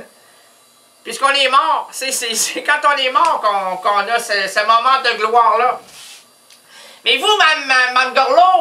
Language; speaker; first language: French; native; French